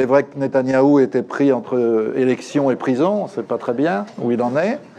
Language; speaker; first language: French; native; French